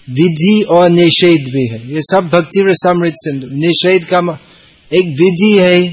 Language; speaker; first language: Hindi; non-native, fluent; English